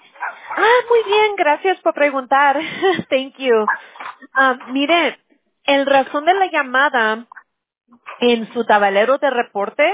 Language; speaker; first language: Spanish; early bilingual, heritage; Spanish